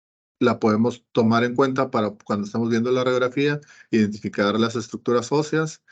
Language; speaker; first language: Spanish; native; Spanish